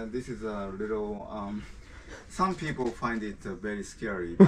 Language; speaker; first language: English; non-native, learner; Japanese